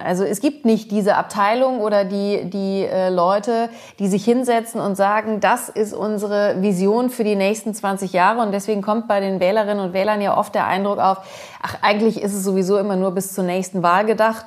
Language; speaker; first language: German; early bilingual, other home language; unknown